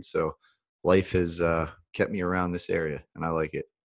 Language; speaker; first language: English; native; English